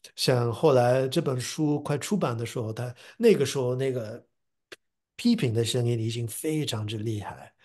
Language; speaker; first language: Chinese; non-native, fluent; English